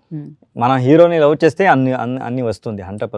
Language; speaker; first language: Telugu; non-native, learner; Kannada